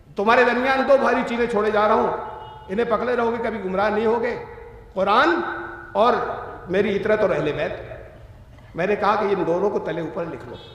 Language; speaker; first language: Urdu; native; Urdu